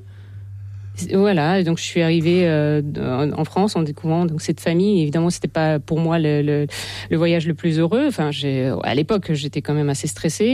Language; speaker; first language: French; non-native, fluent; Russian